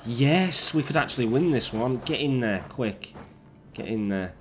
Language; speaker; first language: English; native; English